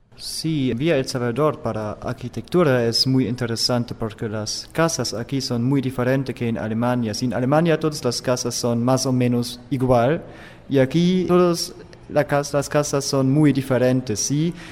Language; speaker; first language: Spanish; non-native, learner; German